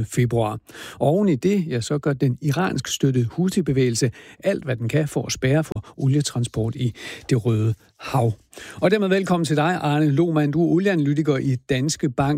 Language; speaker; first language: Danish; native; Danish